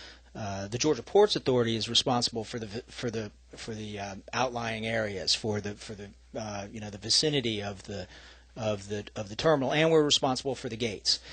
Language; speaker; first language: English; native; English